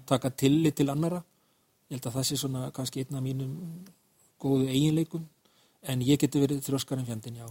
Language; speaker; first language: Icelandic; native; Icelandic